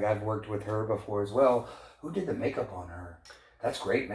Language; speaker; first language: English; native; English